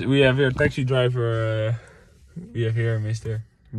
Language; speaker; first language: English; non-native, fluent; Dutch